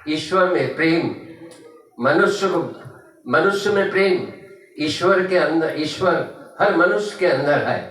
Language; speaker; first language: Hindi; non-native, local second language; Bangla